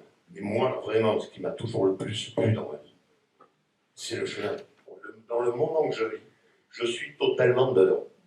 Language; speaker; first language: French; native; French